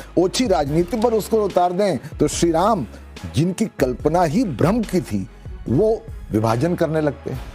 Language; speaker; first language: Hindi; native; Hindi